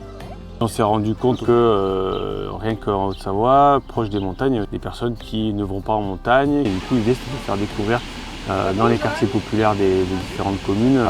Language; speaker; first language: French; native; French